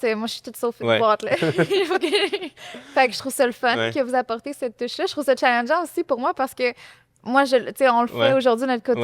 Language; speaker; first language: French; native; French